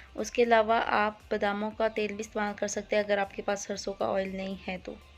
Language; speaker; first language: Hindi; non-native, local second language; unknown